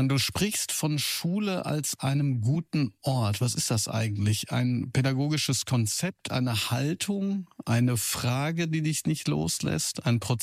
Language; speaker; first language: German; native; German